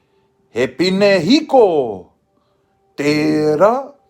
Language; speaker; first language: Māori; non-native, local second language; English